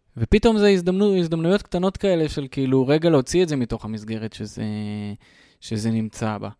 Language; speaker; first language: Hebrew; native; Hebrew